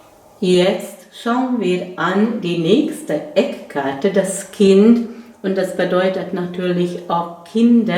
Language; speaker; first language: German; non-native, fluent; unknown